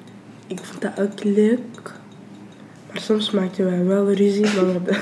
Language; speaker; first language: Dutch; early bilingual, other home language; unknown